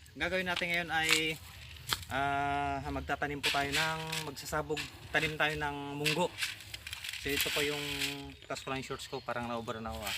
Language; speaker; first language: Filipino; non-native, local second language; Iloko